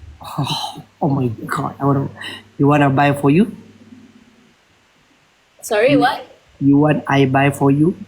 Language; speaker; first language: English; non-native, learner; Malay